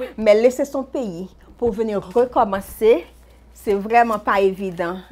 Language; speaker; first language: French; non-native, local second language; Haitian Creole